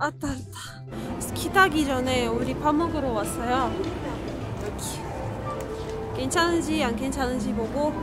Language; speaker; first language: Korean; non-native, learner; Russian